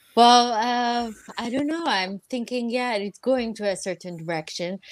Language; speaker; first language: English; non-native, fluent; Persian